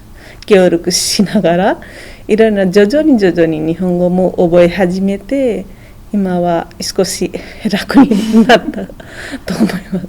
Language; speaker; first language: Japanese; non-native, fluent; Nepali